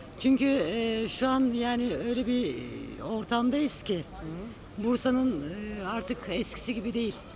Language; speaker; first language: Turkish; native; Turkish